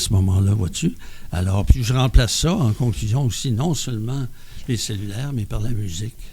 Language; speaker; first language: French; native; French